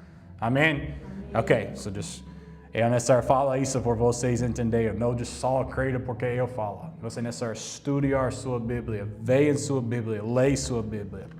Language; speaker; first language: Portuguese; non-native, learner; English